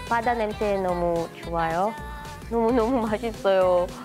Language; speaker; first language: Korean; non-native, learner; Filipino